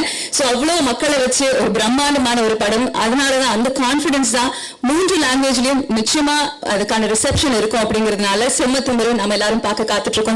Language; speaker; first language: Tamil; native; Tamil